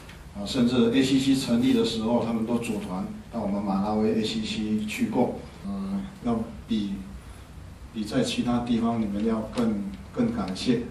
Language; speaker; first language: Chinese; native; Chinese